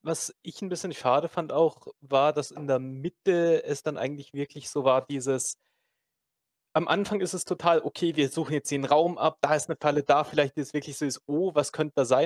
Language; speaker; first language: German; native; German